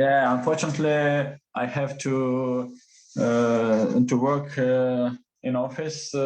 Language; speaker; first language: English; non-native, learner; Russian